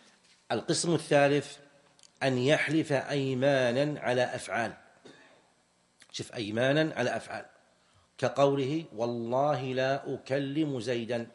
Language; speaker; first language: Arabic; native; Arabic